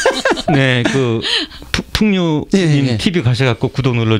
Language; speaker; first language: Korean; native; Korean